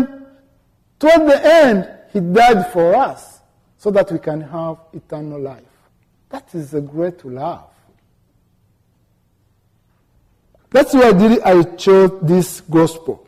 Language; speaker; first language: English; non-native, local second language; Kinyarwanda